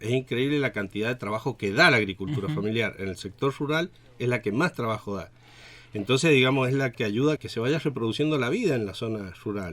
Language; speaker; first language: Spanish; native; Spanish